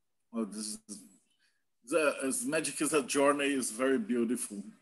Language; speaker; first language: English; non-native, fluent; Portuguese